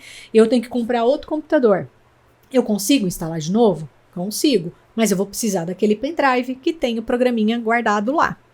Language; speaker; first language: Portuguese; native; Portuguese